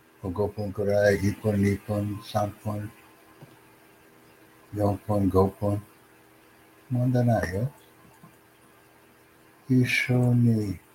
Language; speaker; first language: Japanese; non-native, learner; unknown